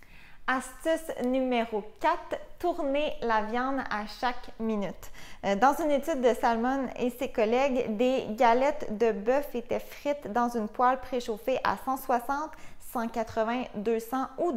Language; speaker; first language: French; native; French